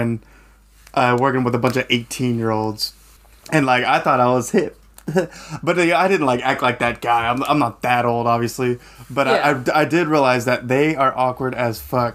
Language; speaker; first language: English; native; English